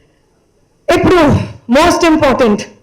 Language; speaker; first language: Telugu; non-native, learner; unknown